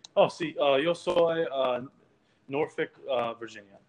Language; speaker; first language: Spanish; non-native, learner; English